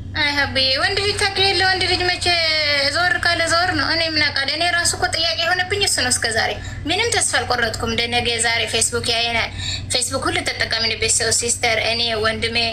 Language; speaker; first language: Amharic; non-native, local second language; Tigrinya